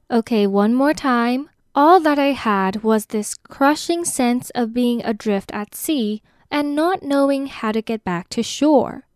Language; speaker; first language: English; non-native, fluent; Chinese